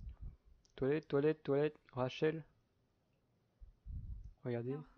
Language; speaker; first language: French; native; French